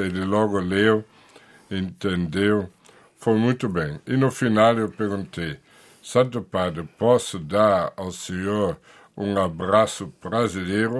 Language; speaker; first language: Portuguese; non-native, fluent; German